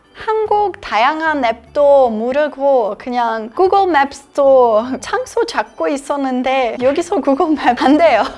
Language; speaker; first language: Korean; non-native, learner; Serbian